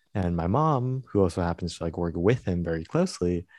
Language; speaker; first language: English; native; English